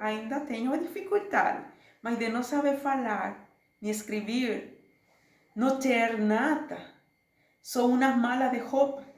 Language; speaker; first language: Portuguese; non-native, learner; Spanish